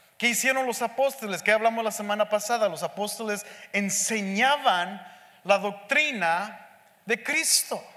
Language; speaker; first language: Spanish; early bilingual, heritage; Spanish